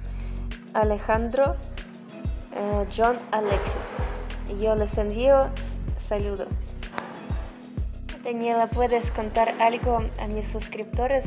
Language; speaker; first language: Spanish; non-native, learner; Ukrainian